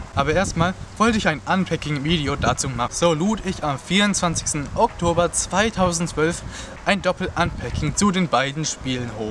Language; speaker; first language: German; native; German